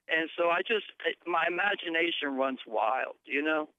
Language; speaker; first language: English; native; English